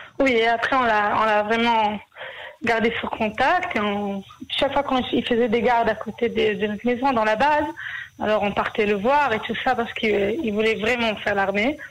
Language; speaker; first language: French; early bilingual, heritage; Hebrew